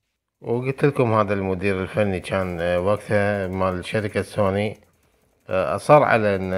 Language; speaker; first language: Arabic; native; Arabic